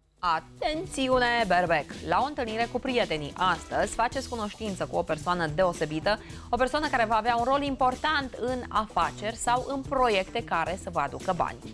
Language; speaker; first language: Romanian; native; Romanian